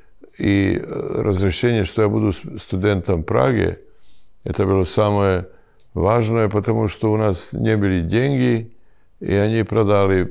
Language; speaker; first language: Russian; non-native, learner; Serbian